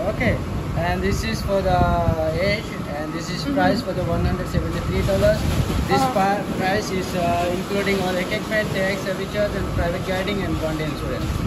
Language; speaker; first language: English; non-native, local second language; Divehi